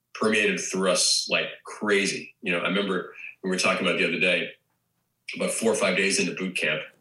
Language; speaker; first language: English; native; English